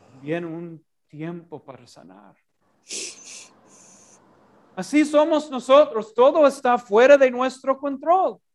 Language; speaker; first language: Spanish; non-native, fluent; English